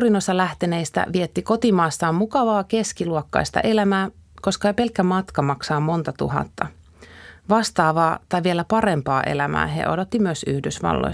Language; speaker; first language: Finnish; native; Finnish